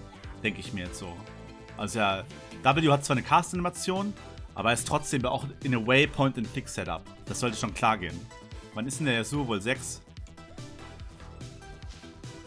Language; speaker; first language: German; native; German